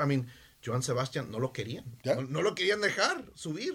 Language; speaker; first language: Spanish; early bilingual, heritage; Spanish